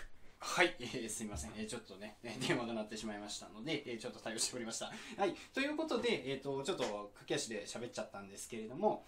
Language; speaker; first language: Japanese; native; Japanese